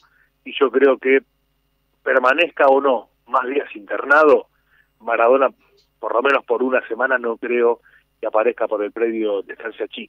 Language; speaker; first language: Spanish; native; Spanish